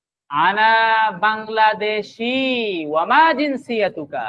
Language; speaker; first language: Arabic; non-native, fluent; Bangla